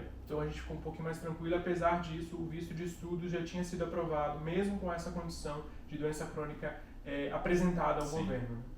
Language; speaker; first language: Portuguese; native; Portuguese